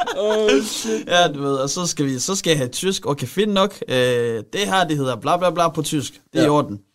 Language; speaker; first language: Danish; early bilingual, other home language; Rundi